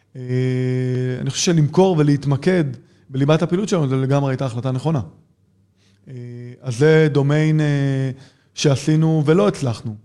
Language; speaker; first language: Hebrew; native; Hebrew